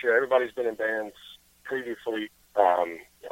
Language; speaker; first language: English; native; English